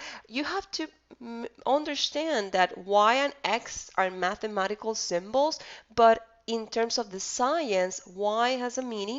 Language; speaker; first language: English; non-native, fluent; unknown